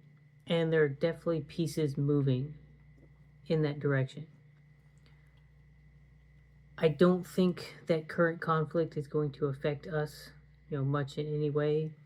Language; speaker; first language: English; native; English